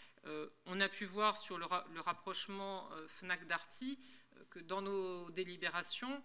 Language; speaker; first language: French; native; French